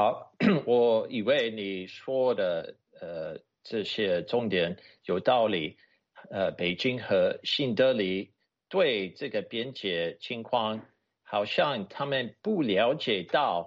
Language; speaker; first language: Chinese; non-native, fluent; English